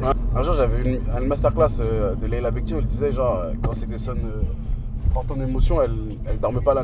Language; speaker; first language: French; native; French